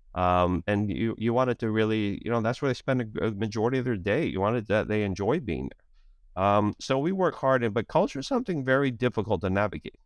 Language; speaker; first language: English; native; English